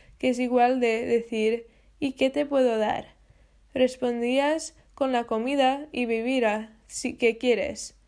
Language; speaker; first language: Spanish; non-native, learner; English